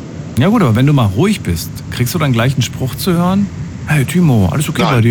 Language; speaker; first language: German; native; German